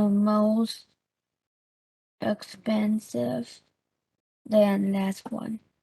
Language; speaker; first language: English; non-native, learner; Chinese